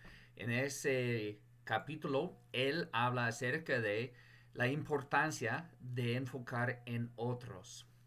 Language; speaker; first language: Spanish; non-native, fluent; English